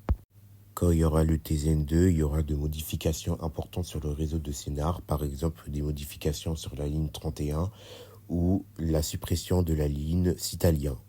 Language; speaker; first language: French; native; French